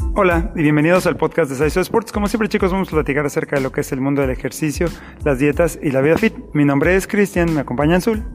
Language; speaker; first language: Spanish; native; Spanish